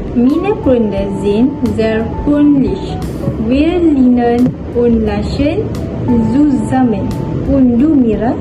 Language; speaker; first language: German; non-native, learner; Malay